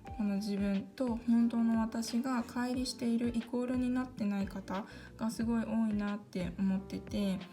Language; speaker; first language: Japanese; early bilingual, other home language; Korean